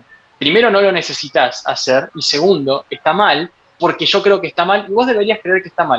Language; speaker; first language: Spanish; native; Spanish